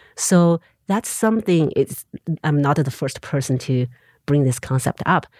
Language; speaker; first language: English; non-native, fluent; Chinese